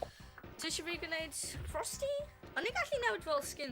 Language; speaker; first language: Welsh; non-native, local second language; English